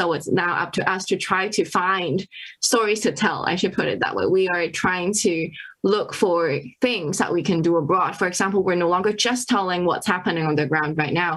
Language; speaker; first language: English; non-native, local second language; Cantonese